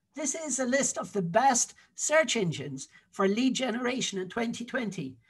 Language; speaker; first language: English; native; English